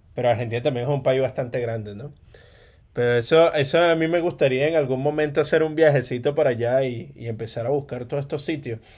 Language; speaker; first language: Spanish; native; Spanish